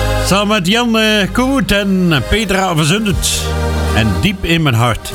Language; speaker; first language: Dutch; native; Dutch